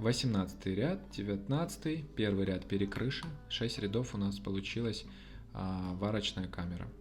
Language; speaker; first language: Russian; native; Russian